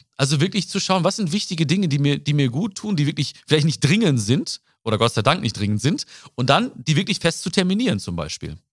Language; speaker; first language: German; early bilingual, other home language; Malayalam